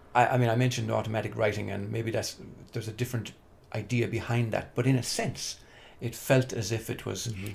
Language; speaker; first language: English; native; English